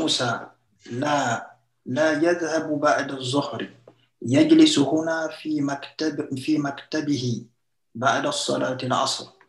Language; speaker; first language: Arabic; non-native, learner; French